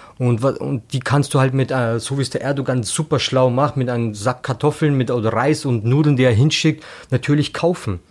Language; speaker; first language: German; early bilingual, other home language; Turkish